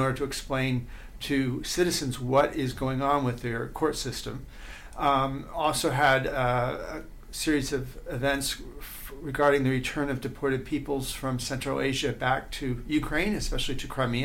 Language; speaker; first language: English; native; English